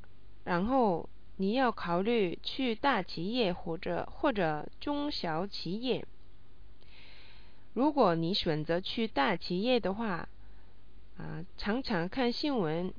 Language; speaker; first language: Chinese; non-native, learner; English